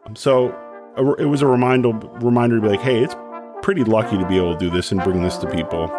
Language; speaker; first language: English; native; English